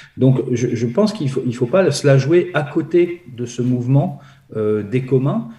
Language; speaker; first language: French; native; French